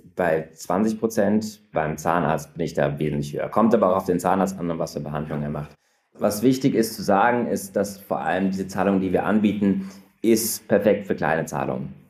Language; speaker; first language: German; native; German